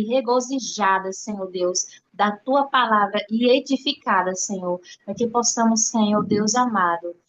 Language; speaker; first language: Portuguese; native; Portuguese